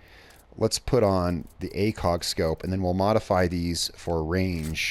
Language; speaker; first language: English; native; English